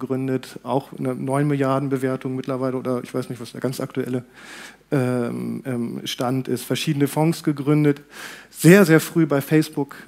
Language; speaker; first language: German; native; German